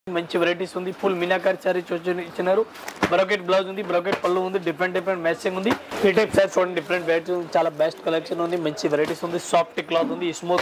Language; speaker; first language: Telugu; non-native, local second language; Urdu